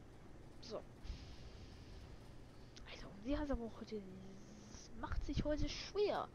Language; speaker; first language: German; native; German